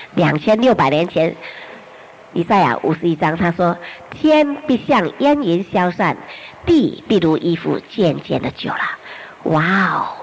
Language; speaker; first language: Chinese; native; Chinese